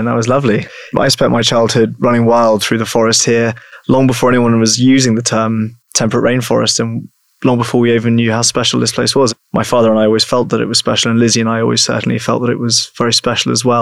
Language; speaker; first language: English; native; English